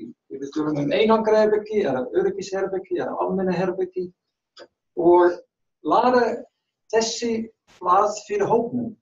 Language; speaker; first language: Icelandic; non-native, learner; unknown